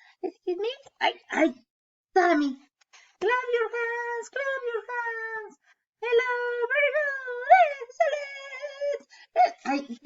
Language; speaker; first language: English; non-native, learner; Spanish